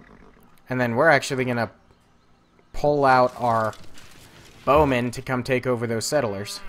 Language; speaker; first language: English; native; English